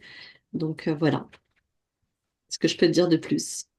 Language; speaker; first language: French; native; French